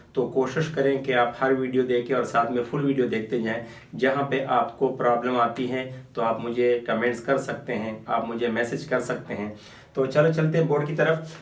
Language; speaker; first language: Urdu; non-native, local second language; Pashto